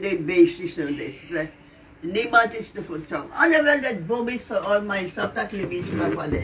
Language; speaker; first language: Dutch; non-native, local second language; Sranan Tongo